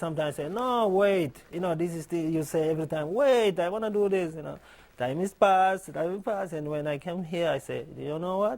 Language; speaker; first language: English; non-native, learner; Portuguese